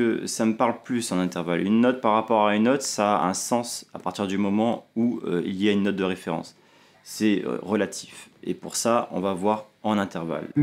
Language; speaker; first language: French; native; French